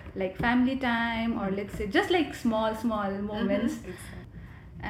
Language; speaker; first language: English; non-native, local second language; Nepali